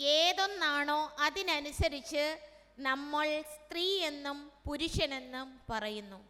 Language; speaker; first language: Malayalam; native; Malayalam